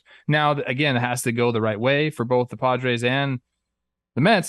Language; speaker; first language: English; native; English